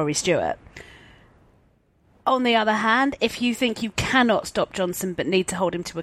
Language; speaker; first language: English; native; English